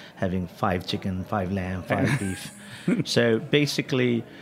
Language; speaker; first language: English; non-native, local second language; Punjabi